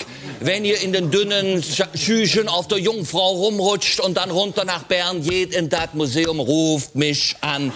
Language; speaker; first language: German; native; German